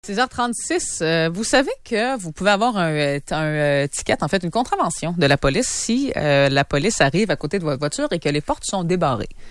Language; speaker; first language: French; native; French